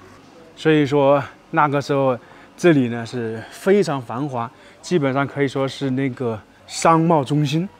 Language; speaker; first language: Chinese; native; Chinese